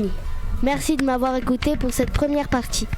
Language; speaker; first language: French; native; French